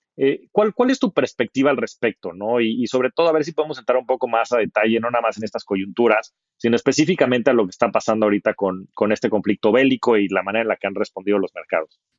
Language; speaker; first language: Spanish; native; Spanish